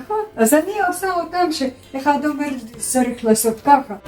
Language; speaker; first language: Hebrew; non-native, fluent; Russian